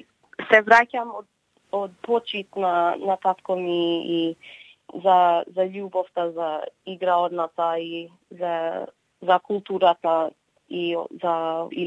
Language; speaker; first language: Macedonian; early bilingual, heritage; Macedonian